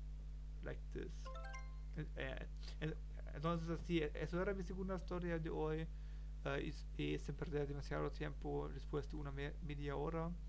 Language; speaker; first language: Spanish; non-native, learner; German